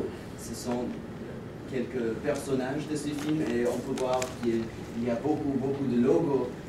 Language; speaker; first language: French; non-native, learner; English